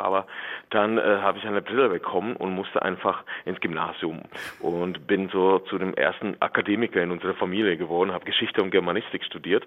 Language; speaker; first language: German; non-native, fluent; Czech